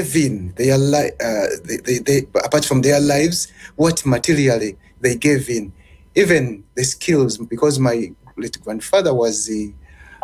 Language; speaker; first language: English; non-native, local second language; Ganda